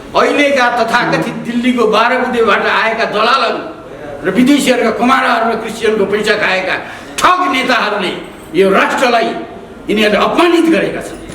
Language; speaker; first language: Nepali; native; Nepali